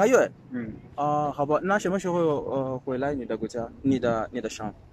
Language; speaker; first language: Chinese; non-native, learner; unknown